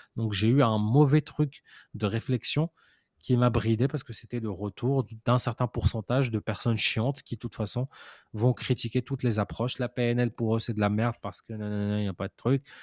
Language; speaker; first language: French; non-native, local second language; Arabic